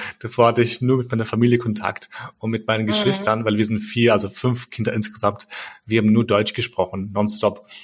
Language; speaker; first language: German; early bilingual, other home language; Albanian